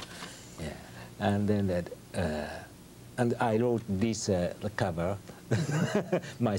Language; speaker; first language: English; non-native, learner; Japanese